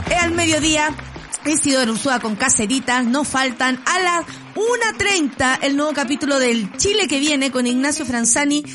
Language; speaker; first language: Spanish; native; Spanish